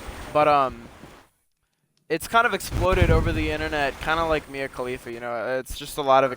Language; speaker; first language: English; native; English